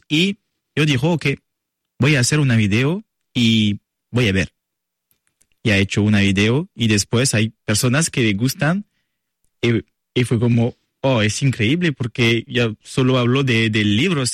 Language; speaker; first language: Spanish; non-native, learner; French